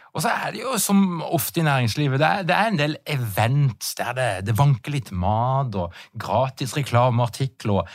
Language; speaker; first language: Norwegian; native; Norwegian